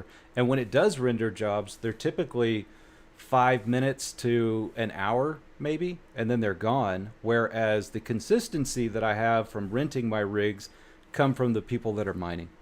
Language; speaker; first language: English; native; English